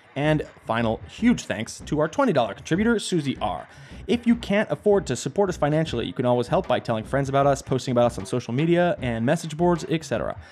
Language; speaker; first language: English; native; English